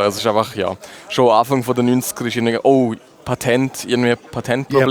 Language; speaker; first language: German; native; German